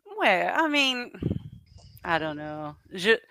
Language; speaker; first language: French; non-native, learner; English